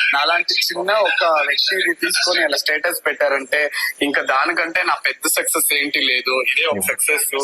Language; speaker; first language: Telugu; native; Telugu